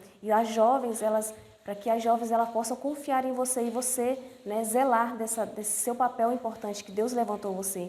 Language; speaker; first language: Portuguese; native; Portuguese